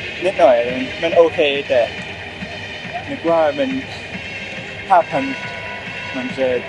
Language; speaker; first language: Thai; early bilingual, heritage; Thai